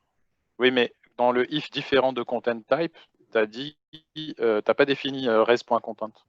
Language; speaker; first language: French; native; French